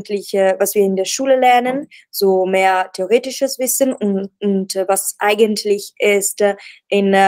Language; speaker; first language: German; non-native, learner; Italian